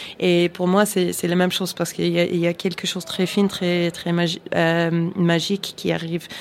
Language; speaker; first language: French; non-native, fluent; English